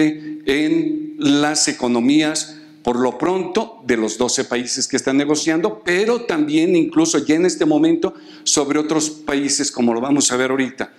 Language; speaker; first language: Spanish; native; Spanish